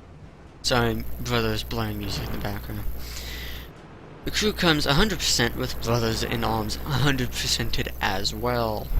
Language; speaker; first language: English; native; English